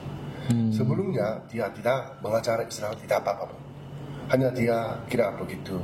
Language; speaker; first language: Indonesian; non-native, learner; Korean